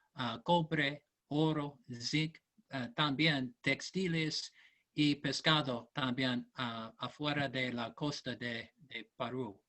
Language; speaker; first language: Spanish; non-native, learner; English